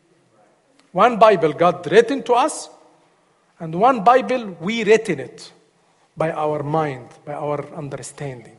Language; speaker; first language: English; non-native, learner; Arabic